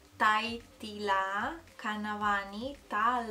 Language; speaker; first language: Finnish; non-native, learner; Italian